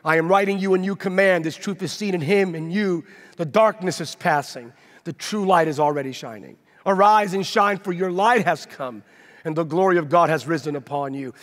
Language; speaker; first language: English; native; English